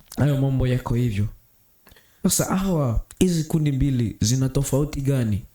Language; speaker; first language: Swahili; native; Swahili